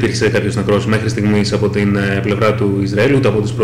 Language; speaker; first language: Greek; native; Greek